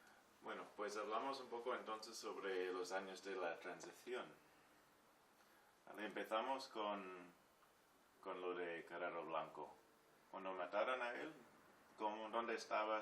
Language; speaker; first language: Spanish; non-native, fluent; English